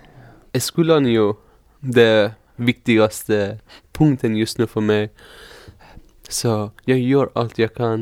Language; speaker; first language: Swedish; non-native, fluent; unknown